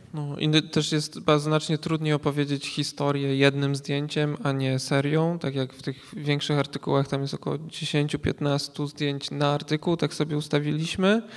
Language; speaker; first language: Polish; native; Polish